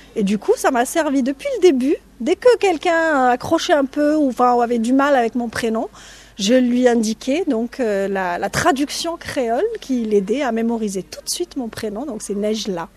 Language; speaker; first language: French; non-native, local second language; Arabic